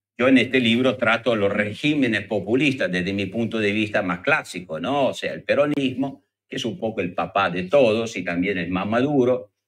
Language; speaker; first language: Spanish; non-native, fluent; Italian